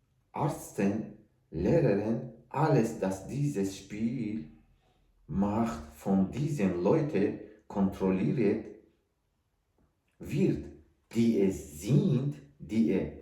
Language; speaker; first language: German; non-native, learner; Tajik